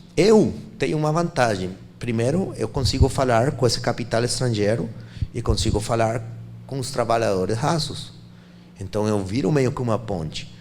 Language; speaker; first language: Portuguese; non-native, fluent; Spanish